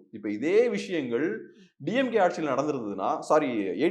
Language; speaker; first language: Tamil; native; Tamil